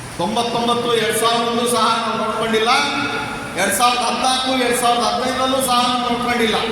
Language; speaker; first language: Kannada; non-native, local second language; Marathi